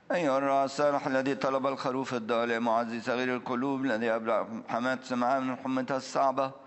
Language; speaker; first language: Arabic; native; Arabic